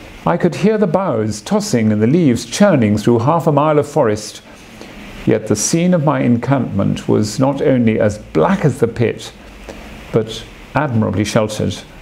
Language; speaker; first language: English; native; English